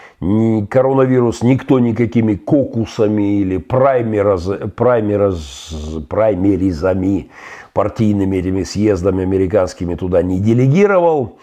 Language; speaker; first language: Russian; native; Russian